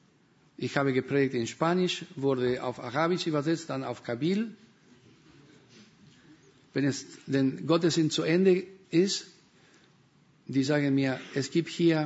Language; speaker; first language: German; non-native, fluent; Spanish